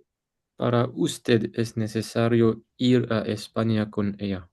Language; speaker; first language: Spanish; non-native, learner; English